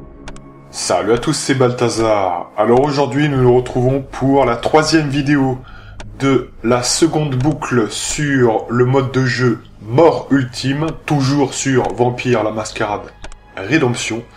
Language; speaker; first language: French; native; French